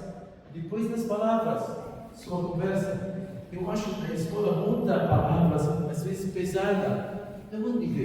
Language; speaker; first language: Portuguese; non-native, fluent; Arabic